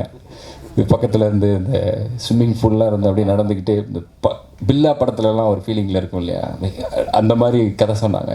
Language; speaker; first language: Tamil; native; Tamil